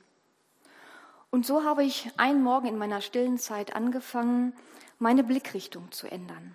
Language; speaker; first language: German; native; German